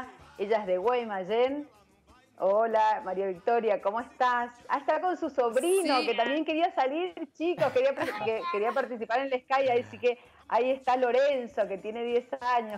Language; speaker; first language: Spanish; native; Spanish